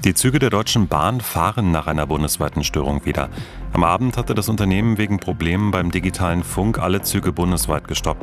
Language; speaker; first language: German; native; German